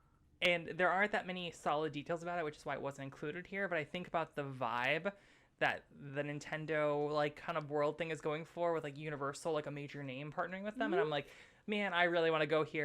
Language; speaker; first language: English; native; English